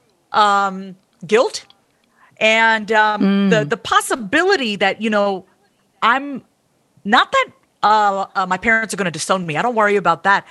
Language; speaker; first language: English; native; English